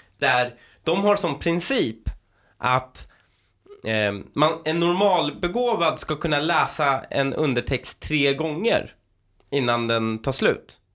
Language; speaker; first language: Swedish; early bilingual, other home language; Persian